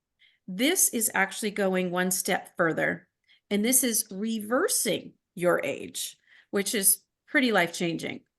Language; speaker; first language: English; native; English